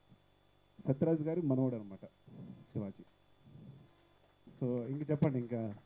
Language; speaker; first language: Telugu; native; Telugu